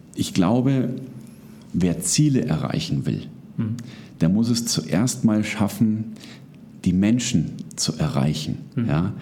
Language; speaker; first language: German; native; German